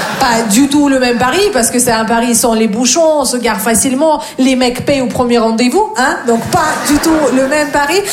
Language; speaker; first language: French; non-native, fluent; Russian